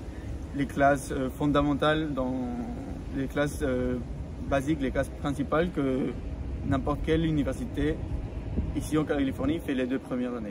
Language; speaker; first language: French; non-native, fluent; Spanish